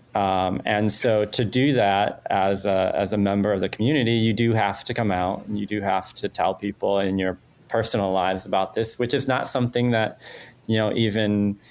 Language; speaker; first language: English; non-native, fluent; Spanish